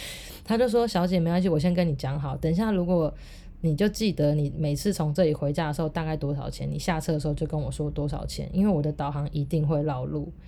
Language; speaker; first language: Chinese; native; Chinese